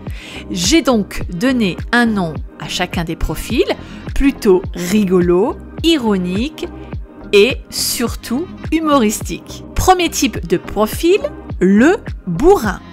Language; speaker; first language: French; native; French